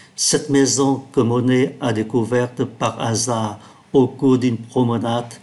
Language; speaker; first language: French; non-native, fluent; Vietnamese